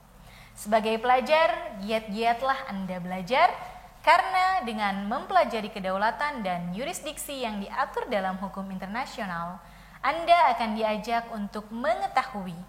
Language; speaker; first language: Indonesian; native; Indonesian